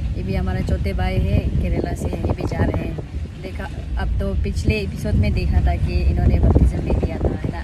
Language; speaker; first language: Hindi; non-native, local second language; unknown